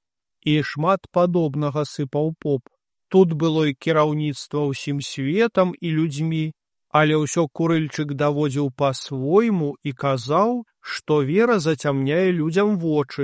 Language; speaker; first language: Belarusian; native; Belarusian